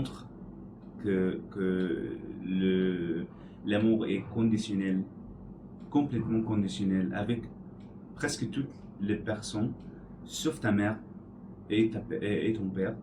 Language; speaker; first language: French; non-native, learner; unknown